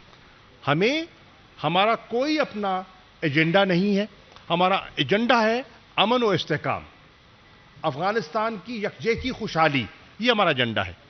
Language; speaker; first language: Urdu; non-native, local second language; Saraiki